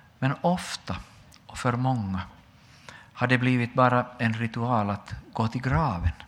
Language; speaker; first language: Swedish; native; Swedish